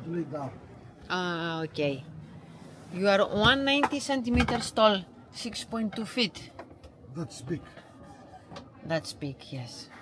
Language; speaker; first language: English; non-native, learner; Greek